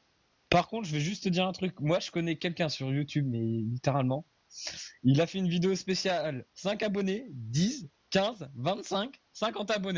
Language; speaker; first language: French; native; French